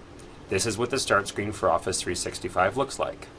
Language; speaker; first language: English; native; English